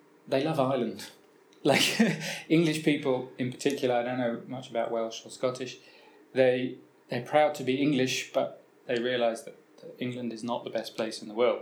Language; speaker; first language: English; native; English